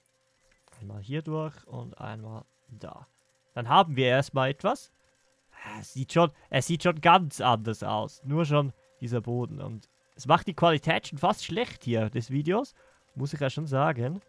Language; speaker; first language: German; native; German